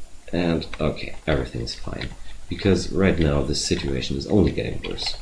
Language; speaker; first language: English; non-native, fluent; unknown